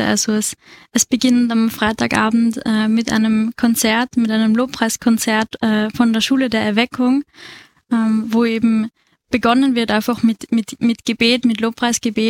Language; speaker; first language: German; native; German